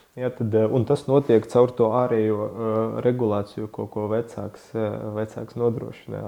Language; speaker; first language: Latvian; non-native, local second language; Russian